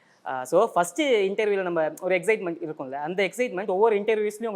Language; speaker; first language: Tamil; native; Tamil